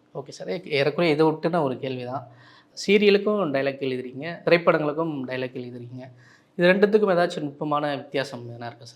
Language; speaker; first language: Tamil; native; Tamil